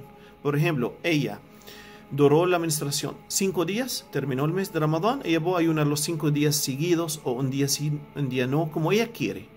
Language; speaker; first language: Spanish; non-native, fluent; Arabic